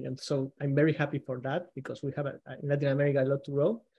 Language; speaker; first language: English; non-native, fluent; Spanish